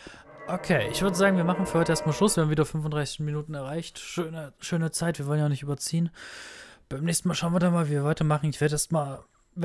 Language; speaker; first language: German; native; German